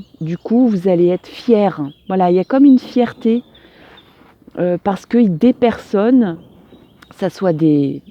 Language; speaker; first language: French; native; French